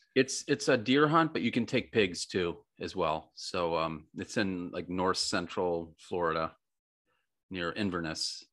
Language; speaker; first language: English; native; English